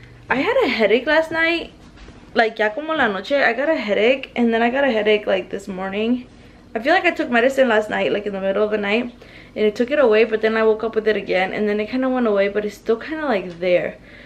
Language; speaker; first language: English; early bilingual, other home language; Spanish